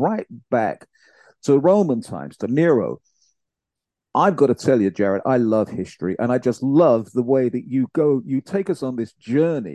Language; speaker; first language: English; native; English